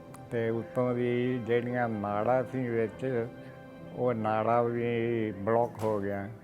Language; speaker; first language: Punjabi; early bilingual, heritage; Punjabi